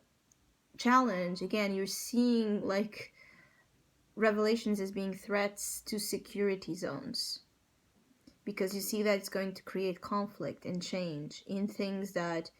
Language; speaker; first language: English; non-native, fluent; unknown